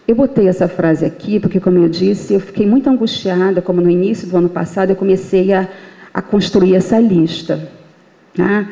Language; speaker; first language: Portuguese; native; Portuguese